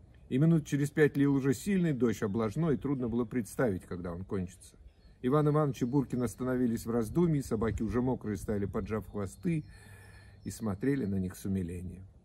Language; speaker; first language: Russian; native; Russian